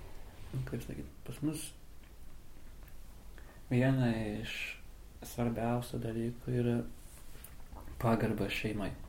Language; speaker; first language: Lithuanian; non-native, learner; Azerbaijani